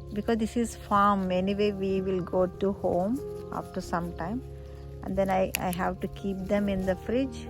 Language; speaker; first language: English; non-native, local second language; Telugu